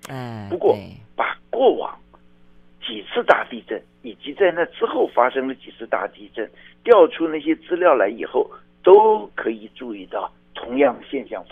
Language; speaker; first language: Chinese; native; Chinese